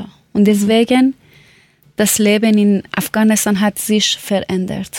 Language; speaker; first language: German; non-native, learner; Persian